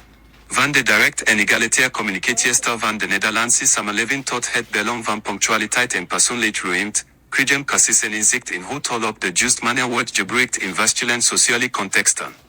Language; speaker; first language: Dutch; non-native, learner; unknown